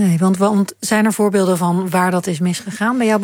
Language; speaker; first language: Dutch; native; Dutch